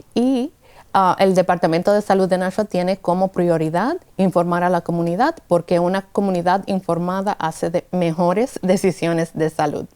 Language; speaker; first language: Spanish; early bilingual, heritage; Spanish